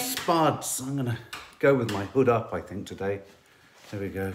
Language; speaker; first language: English; native; English